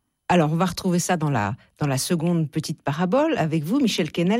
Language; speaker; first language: French; native; French